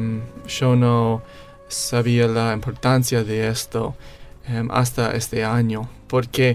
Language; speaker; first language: Spanish; non-native, learner; English